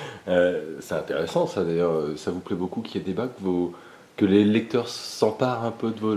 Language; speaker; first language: French; native; French